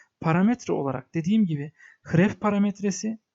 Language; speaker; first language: Turkish; native; Turkish